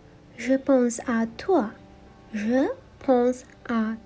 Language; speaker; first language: French; non-native, learner; Sinhala